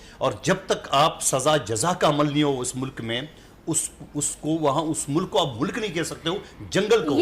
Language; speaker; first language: Urdu; non-native, local second language; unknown